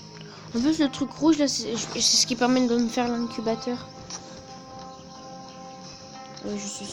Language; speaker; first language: French; native; French